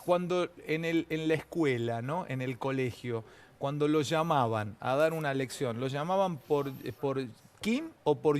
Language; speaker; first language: Spanish; native; Spanish